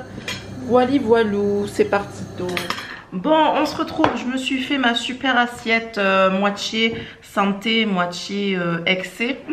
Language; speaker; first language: French; native; French